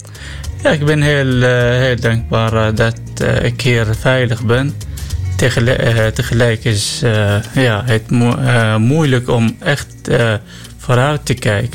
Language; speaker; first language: Dutch; non-native, learner; Arabic